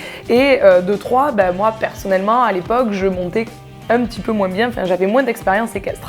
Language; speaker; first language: French; native; French